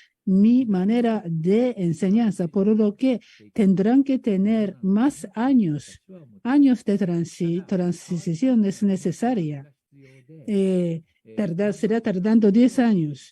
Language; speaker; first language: Spanish; non-native, learner; Japanese